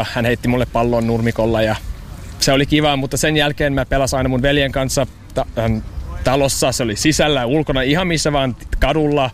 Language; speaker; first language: Finnish; non-native, learner; English